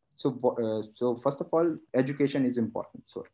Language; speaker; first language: English; non-native, local second language; Hindi